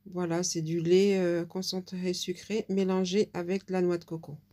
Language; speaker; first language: French; non-native, local second language; Arabic